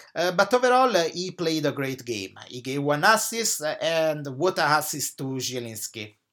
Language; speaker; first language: English; non-native, fluent; Italian